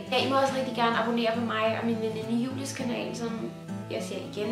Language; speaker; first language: Danish; native; Danish